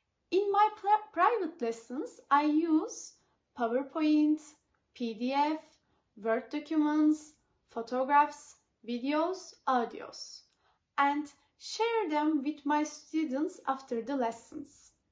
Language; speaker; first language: English; non-native, fluent; Turkish